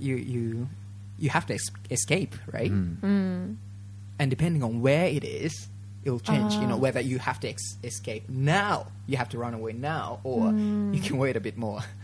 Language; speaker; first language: English; non-native, fluent; Japanese